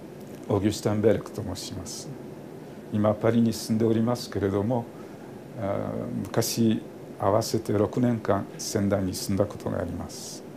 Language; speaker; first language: Japanese; non-native, fluent; French